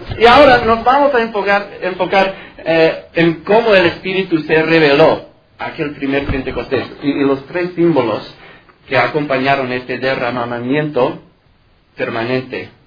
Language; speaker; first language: Spanish; non-native, fluent; English